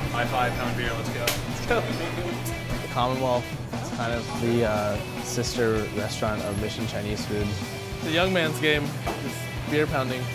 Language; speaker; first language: English; native; English